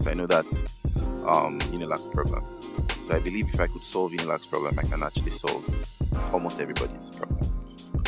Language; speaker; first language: English; non-native, local second language; Yoruba